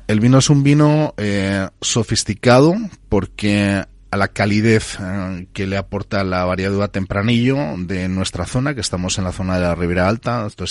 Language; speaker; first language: Spanish; native; Spanish